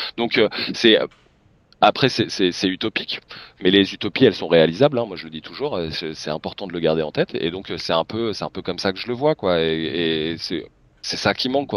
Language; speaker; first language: French; native; French